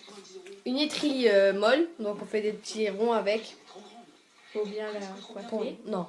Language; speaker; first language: French; native; French